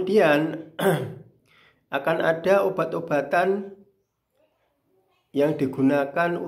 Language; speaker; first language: Indonesian; native; Indonesian